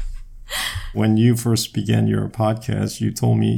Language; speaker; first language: English; non-native, fluent; Korean